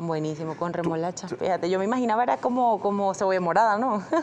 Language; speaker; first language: Spanish; native; Spanish